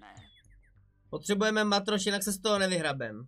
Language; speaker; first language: Czech; native; Czech